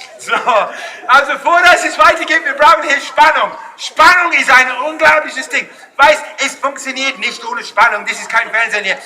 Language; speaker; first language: German; non-native, fluent; English